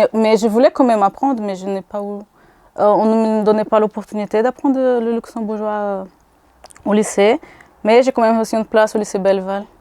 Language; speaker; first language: French; non-native, fluent; Portuguese